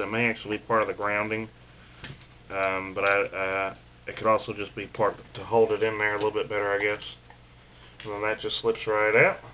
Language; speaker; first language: English; native; English